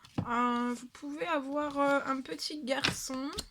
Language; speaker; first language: French; native; French